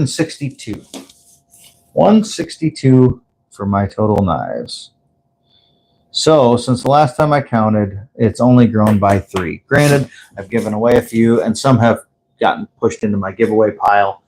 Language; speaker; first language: English; native; English